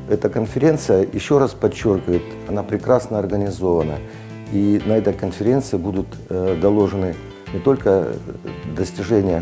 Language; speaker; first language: Russian; native; Russian